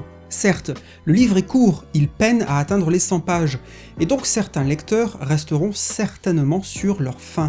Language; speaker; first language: French; native; French